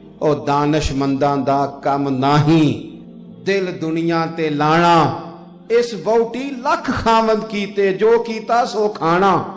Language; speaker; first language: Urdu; non-native, local second language; Punjabi